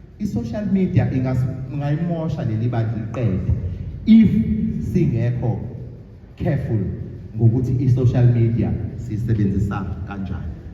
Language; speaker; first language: Zulu; native; Zulu